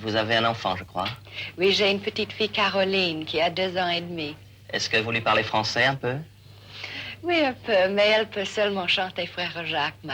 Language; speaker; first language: French; non-native, fluent; English